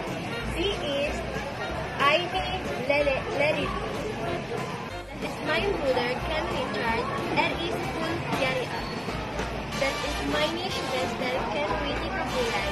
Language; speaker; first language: German; non-native, learner; Filipino